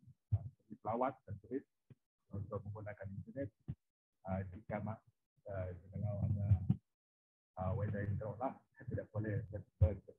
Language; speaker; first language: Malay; non-native, local second language; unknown